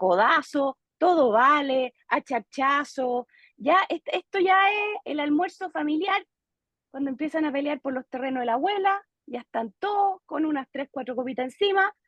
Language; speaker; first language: Spanish; native; Spanish